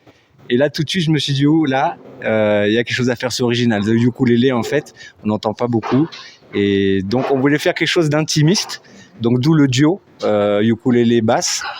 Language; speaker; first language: French; native; French